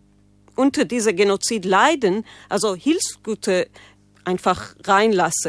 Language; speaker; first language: German; non-native, fluent; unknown